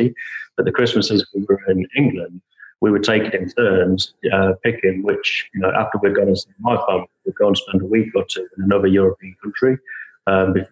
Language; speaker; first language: English; native; English